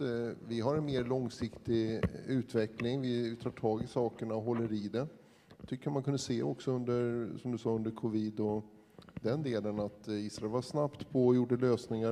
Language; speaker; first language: Swedish; native; Swedish